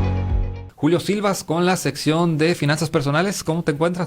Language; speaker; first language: Spanish; native; Spanish